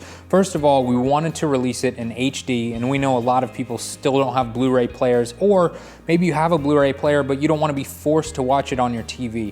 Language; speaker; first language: English; native; English